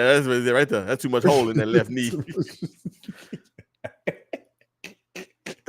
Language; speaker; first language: English; native; English